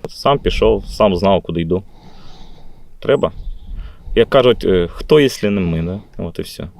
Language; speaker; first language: Ukrainian; non-native, local second language; Russian